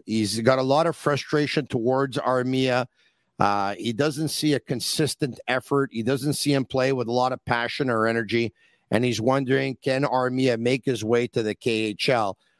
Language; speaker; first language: English; early bilingual, other home language; Italian